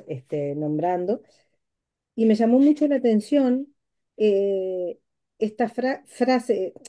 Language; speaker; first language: Spanish; native; Spanish